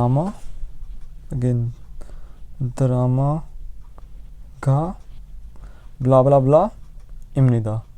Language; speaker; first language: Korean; non-native, fluent; Urdu